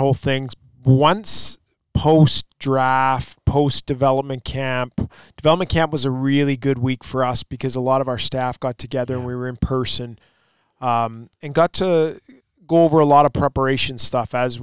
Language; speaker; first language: English; native; English